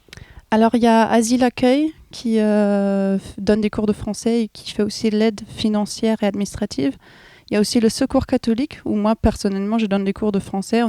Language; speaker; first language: French; non-native, fluent; German